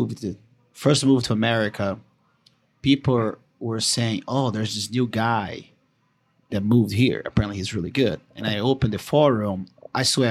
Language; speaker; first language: English; non-native, fluent; Portuguese